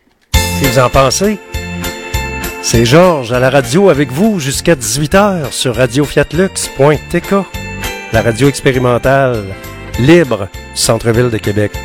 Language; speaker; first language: French; native; French